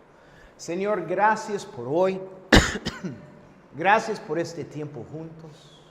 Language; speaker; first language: Spanish; non-native, fluent; English